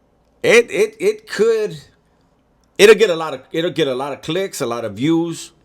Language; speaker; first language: English; native; English